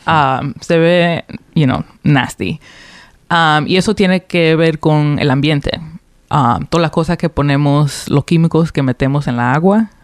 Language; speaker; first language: Spanish; early bilingual, heritage; Spanish